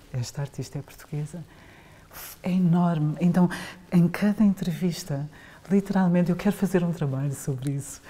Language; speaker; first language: Portuguese; native; Portuguese